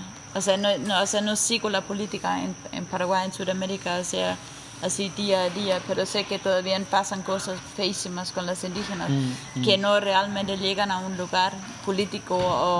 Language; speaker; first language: Spanish; non-native, fluent; Danish